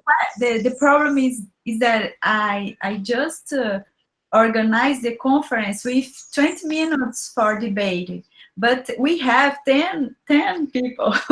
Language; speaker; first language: English; non-native, learner; Portuguese